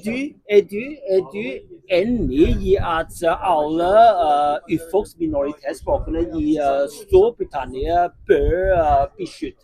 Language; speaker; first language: Norwegian; non-native, learner; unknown